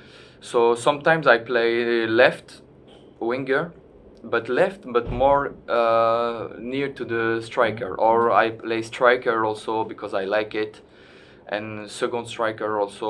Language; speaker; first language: English; non-native, learner; French